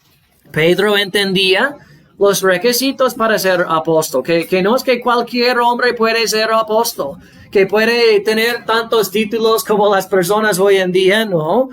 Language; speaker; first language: Spanish; non-native, fluent; English